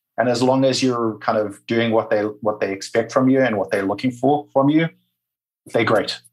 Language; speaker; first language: English; native; English